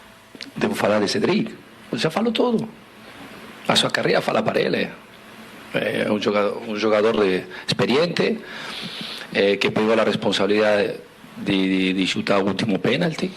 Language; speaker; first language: Portuguese; non-native, fluent; Spanish